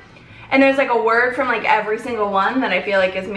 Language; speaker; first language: English; native; English